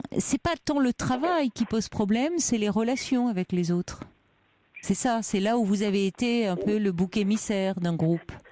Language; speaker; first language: French; native; French